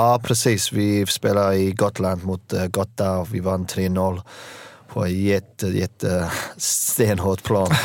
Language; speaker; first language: Swedish; non-native, learner; English